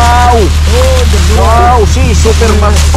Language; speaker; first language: Spanish; non-native, learner; Filipino